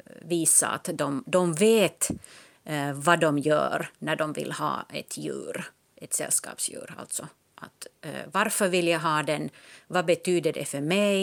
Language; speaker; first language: Swedish; non-native, local second language; Finnish